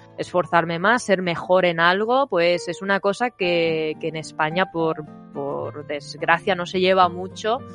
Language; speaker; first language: Spanish; native; Spanish